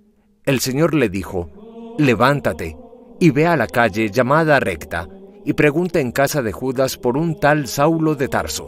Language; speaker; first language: Spanish; native; Spanish